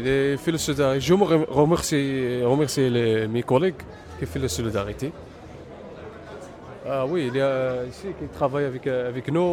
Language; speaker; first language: French; non-native, learner; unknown